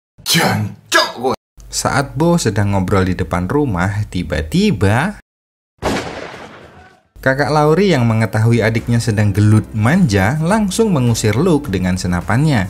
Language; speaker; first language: Indonesian; native; Indonesian